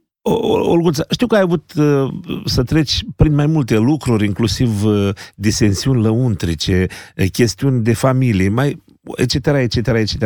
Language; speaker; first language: Romanian; native; Romanian